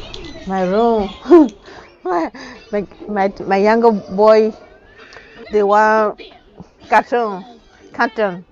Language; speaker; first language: English; non-native, learner; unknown